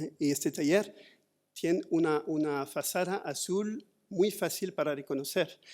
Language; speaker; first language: Spanish; non-native, fluent; French